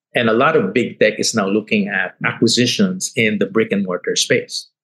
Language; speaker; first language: English; non-native, local second language; Filipino